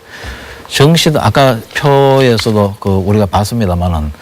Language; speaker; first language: Korean; native; Korean